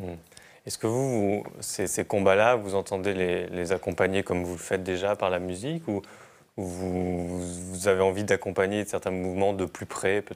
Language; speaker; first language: French; native; French